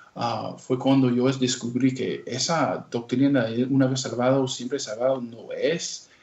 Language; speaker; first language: Spanish; non-native, fluent; English